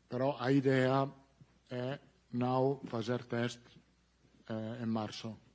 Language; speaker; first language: Portuguese; non-native, learner; Italian